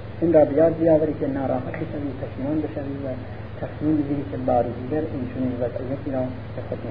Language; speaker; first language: Persian; non-native, local second language; Central Kurdish